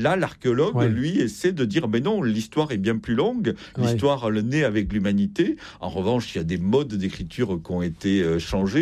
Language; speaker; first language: French; native; French